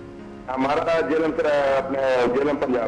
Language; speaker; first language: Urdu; non-native, local second language; Punjabi